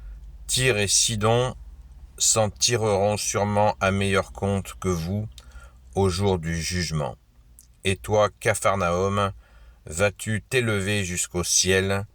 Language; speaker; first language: French; native; French